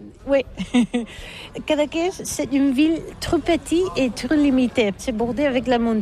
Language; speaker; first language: French; non-native, learner; Catalan